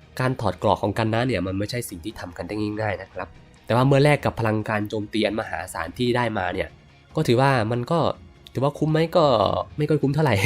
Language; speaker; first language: Thai; native; Thai